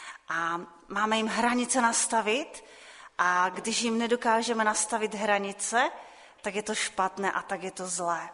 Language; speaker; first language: Czech; non-native, local second language; Polish